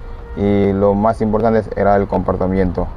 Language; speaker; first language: Spanish; non-native, fluent; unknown